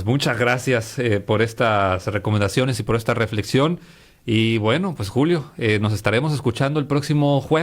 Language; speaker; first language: Spanish; native; Spanish